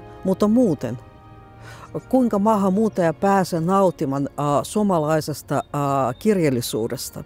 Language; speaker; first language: Finnish; non-native, fluent; Russian